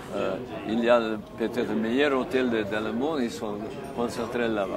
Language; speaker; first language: French; non-native, fluent; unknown